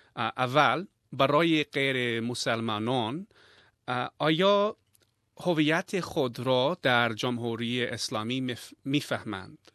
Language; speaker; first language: Persian; non-native, learner; English